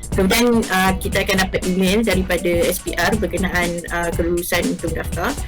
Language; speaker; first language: Malay; native; Malay